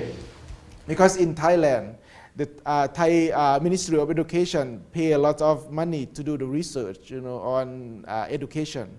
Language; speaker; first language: English; non-native, learner; Thai